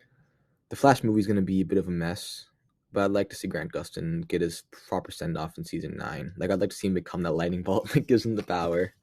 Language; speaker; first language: English; native; English